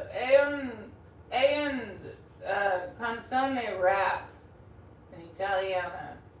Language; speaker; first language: Italian; non-native, learner; English